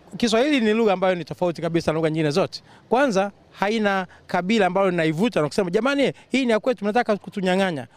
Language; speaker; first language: Swahili; native; Swahili